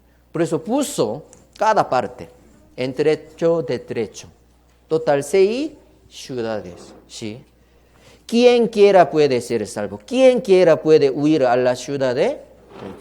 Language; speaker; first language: Spanish; non-native, learner; Korean